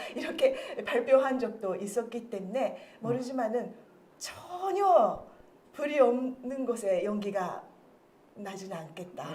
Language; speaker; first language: Korean; non-native, fluent; Japanese